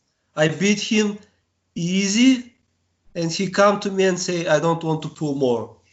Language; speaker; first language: English; non-native, learner; Bulgarian